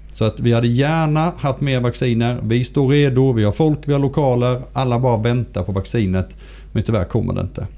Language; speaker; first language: Swedish; native; Swedish